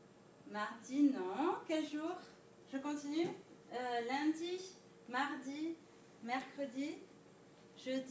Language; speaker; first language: French; non-native, fluent; Dutch